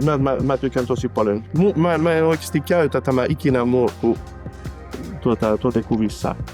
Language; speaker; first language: Finnish; non-native, fluent; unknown